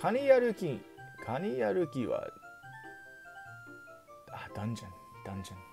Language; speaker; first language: Japanese; non-native, learner; English